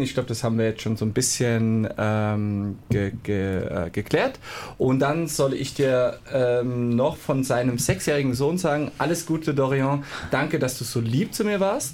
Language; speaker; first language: German; native; German